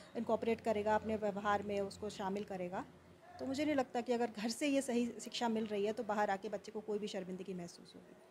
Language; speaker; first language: Hindi; native; Hindi